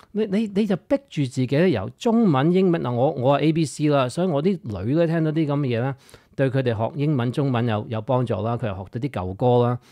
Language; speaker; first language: Cantonese; early bilingual, heritage; English